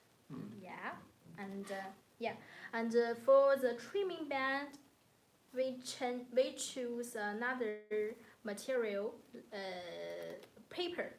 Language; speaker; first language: English; non-native, learner; Chinese